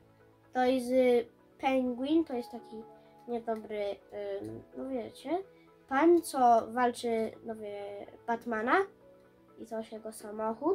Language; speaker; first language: Polish; early bilingual, heritage; Polish